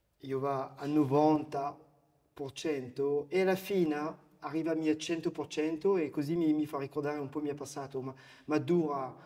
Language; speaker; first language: Italian; non-native, fluent; French